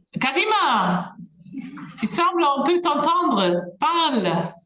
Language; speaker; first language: French; non-native, fluent; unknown